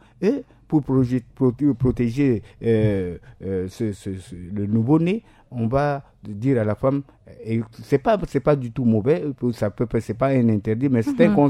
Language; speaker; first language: French; non-native, local second language; Sango